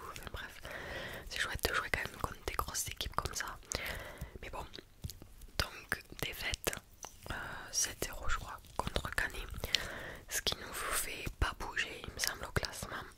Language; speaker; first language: French; native; French